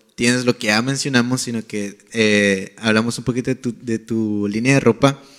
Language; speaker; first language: Spanish; native; Spanish